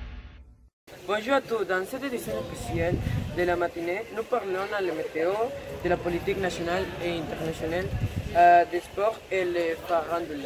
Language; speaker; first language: French; non-native, learner; Spanish